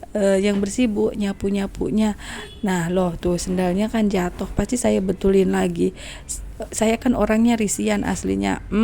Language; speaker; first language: Indonesian; non-native, local second language; Sundanese